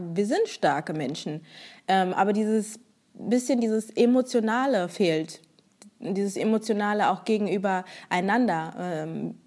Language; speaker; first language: German; early bilingual, other home language; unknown